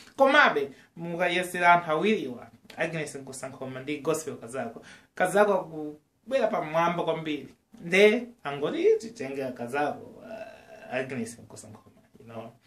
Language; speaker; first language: Nyanja; native; Nyanja